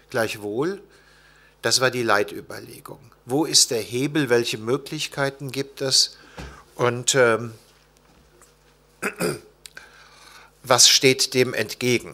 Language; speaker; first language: German; native; German